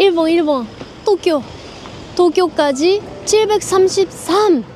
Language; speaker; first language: Korean; non-native, learner; Japanese